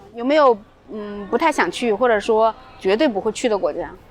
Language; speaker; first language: Chinese; native; Chinese